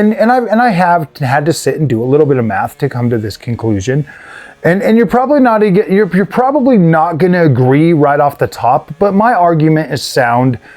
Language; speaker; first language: English; native; English